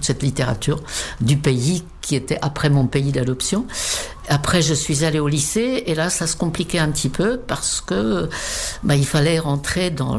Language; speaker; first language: French; non-native, fluent; Czech